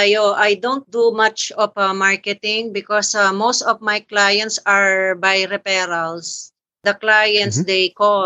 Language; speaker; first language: English; non-native, local second language; Filipino